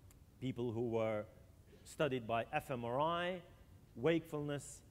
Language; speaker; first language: English; non-native, fluent; French